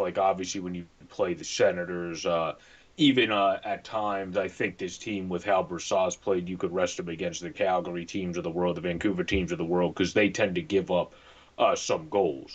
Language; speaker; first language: English; native; English